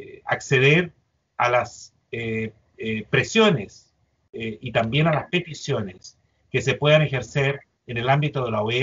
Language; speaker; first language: Spanish; native; Spanish